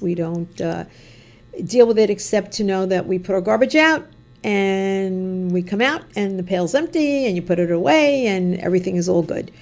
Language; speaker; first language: English; native; English